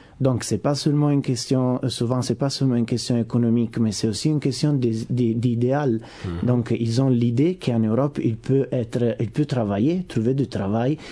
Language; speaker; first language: French; non-native, fluent; Italian